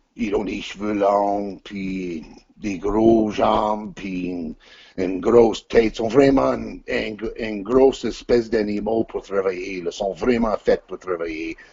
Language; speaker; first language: French; non-native, local second language; English